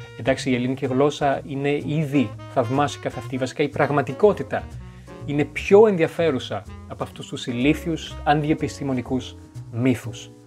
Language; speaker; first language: Greek; non-native, fluent; French